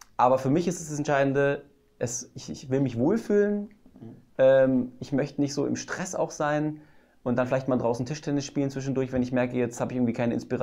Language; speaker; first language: German; native; German